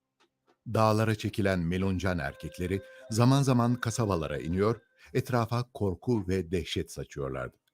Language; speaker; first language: Turkish; native; Turkish